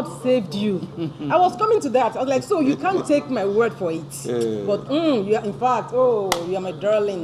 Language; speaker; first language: English; non-native, local second language; Yoruba